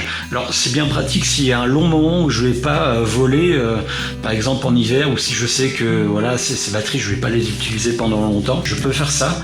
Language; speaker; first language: French; native; French